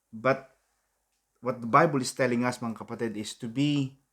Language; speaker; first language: English; non-native, local second language; Filipino